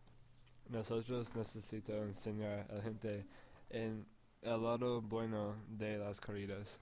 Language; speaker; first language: Spanish; non-native, learner; English